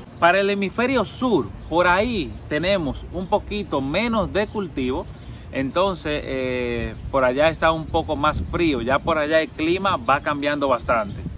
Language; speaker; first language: Spanish; native; Spanish